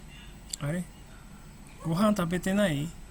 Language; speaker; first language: Japanese; non-native, fluent; Indonesian